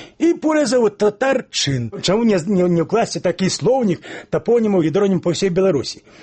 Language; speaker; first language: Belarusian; native; Belarusian